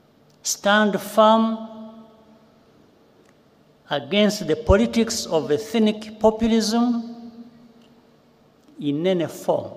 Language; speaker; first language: English; non-native, local second language; Kinyarwanda